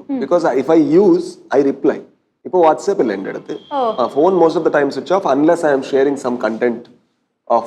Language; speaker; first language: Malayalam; non-native, learner; Kannada